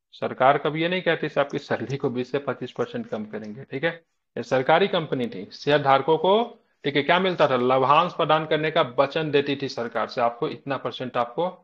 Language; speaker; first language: Hindi; native; Hindi